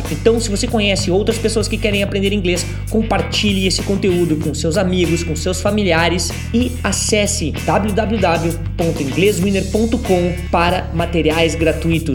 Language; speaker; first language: Portuguese; native; Portuguese